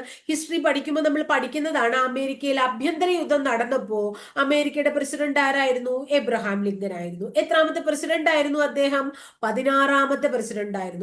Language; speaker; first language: Malayalam; native; Malayalam